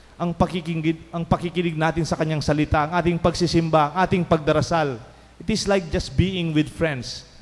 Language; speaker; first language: Filipino; non-native, local second language; Pampanga